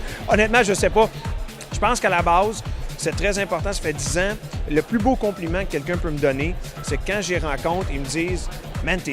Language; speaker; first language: French; native; French